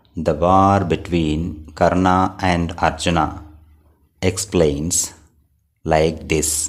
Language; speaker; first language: English; non-native, local second language; Telugu